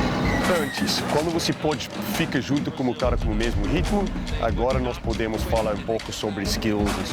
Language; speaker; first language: Portuguese; non-native, learner; English